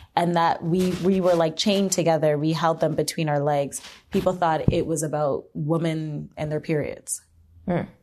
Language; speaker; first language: English; native; English